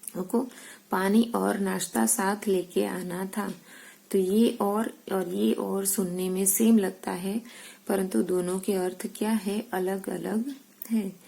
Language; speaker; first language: Hindi; non-native, local second language; Gujarati